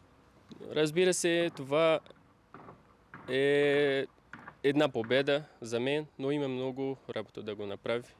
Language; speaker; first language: Bulgarian; non-native, learner; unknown